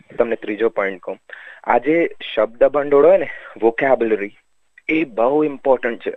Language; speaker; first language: Gujarati; early bilingual, heritage; Gujarati